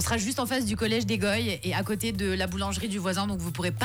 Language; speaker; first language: French; native; French